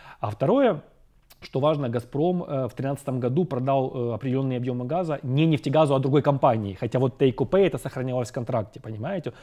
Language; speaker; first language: Russian; native; Russian